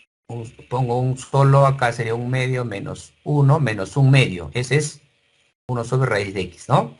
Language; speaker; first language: Spanish; native; Spanish